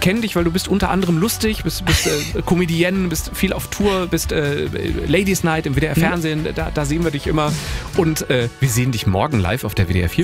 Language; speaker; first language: German; native; German